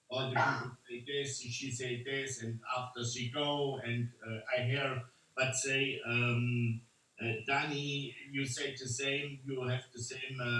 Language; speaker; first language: English; non-native, learner; German